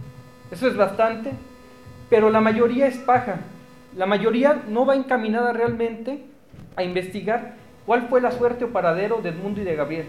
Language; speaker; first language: Spanish; native; Spanish